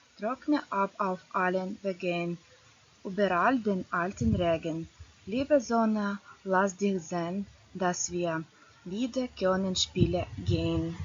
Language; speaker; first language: German; non-native, fluent; Ukrainian